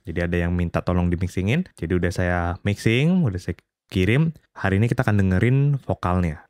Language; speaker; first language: Indonesian; native; Indonesian